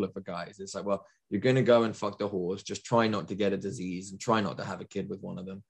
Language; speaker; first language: English; native; English